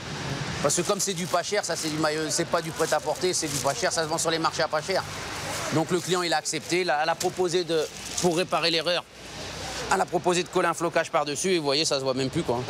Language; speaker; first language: French; native; French